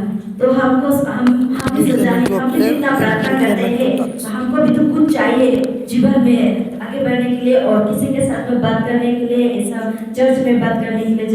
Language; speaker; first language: Hindi; non-native, local second language; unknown